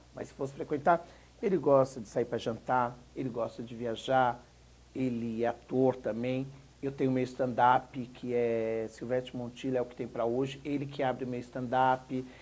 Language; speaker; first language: Portuguese; native; Portuguese